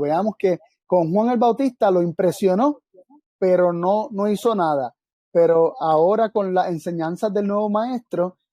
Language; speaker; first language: Spanish; native; Spanish